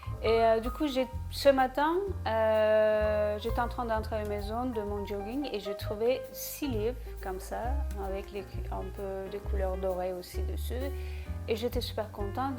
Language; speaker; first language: French; non-native, fluent; Turkish